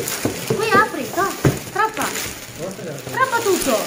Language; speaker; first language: Italian; native; Italian